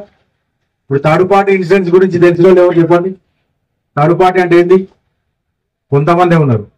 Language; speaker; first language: Telugu; native; Telugu